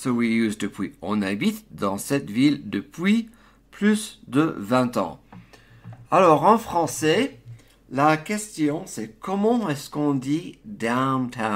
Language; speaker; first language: French; non-native, fluent; English